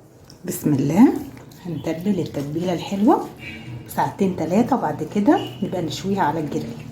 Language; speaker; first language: Arabic; native; Arabic